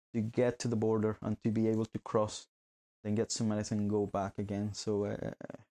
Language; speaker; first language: English; non-native, fluent; Spanish